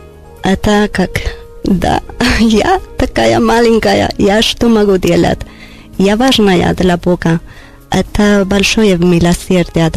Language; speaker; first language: Russian; non-native, learner; Spanish